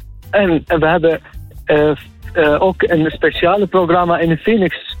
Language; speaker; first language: Dutch; non-native, fluent; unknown